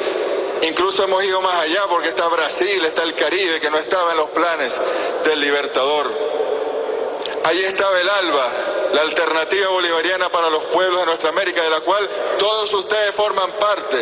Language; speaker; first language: Spanish; native; Spanish